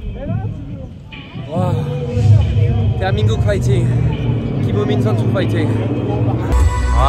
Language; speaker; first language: Korean; non-native, fluent; French